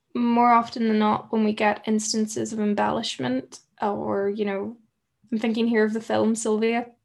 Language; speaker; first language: English; native; English